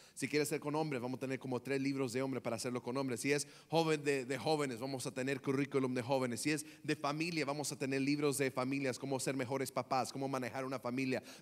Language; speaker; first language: Spanish; early bilingual, heritage; Spanish